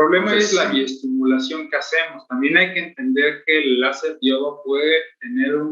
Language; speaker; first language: Spanish; native; Spanish